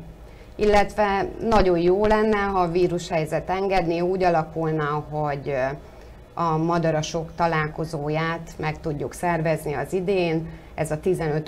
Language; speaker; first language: Hungarian; native; Hungarian